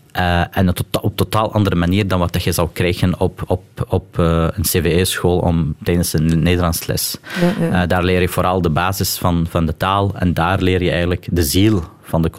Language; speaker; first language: Dutch; non-native, local second language; Arabic